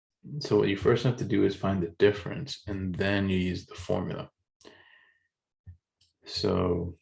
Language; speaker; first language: English; native; English